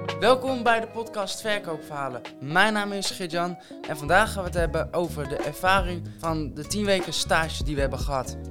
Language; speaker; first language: Dutch; non-native, learner; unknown